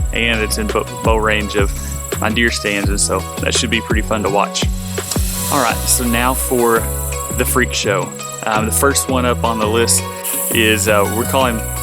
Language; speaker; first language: English; native; English